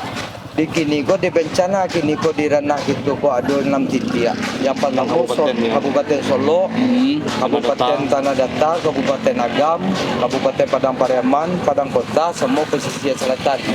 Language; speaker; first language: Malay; non-native, local second language; Minangkabau